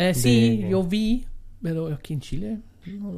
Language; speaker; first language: Spanish; non-native, learner; German